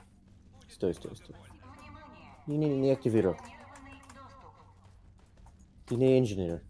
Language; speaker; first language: Russian; non-native, learner; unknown